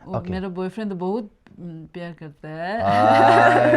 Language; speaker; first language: Hindi; non-native, learner; Tibetan